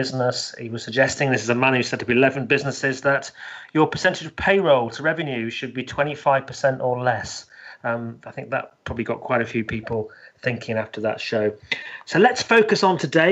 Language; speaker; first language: English; native; English